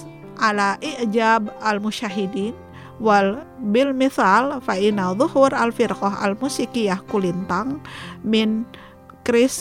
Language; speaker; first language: Arabic; non-native, fluent; Indonesian